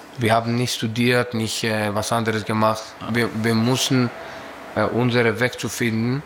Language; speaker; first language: German; non-native, learner; Greek